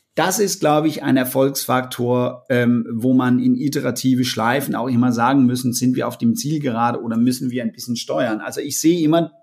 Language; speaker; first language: German; non-native, fluent; Danish